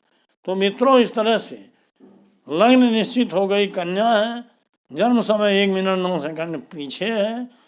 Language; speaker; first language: Hindi; native; Hindi